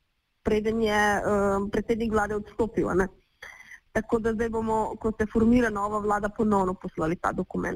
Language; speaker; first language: Slovenian; native; Slovenian